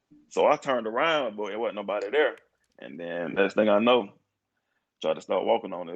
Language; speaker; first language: English; native; English